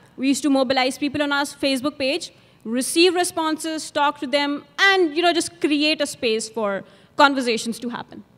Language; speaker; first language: English; non-native, local second language; Urdu